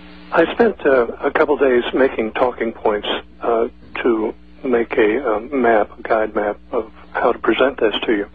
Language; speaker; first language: English; native; English